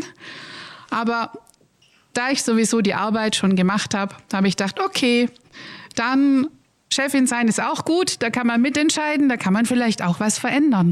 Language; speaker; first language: German; native; German